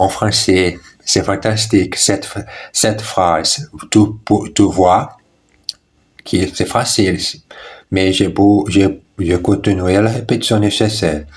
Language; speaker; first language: French; non-native, learner; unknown